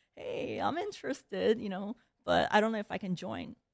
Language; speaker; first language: English; early bilingual, other home language; Korean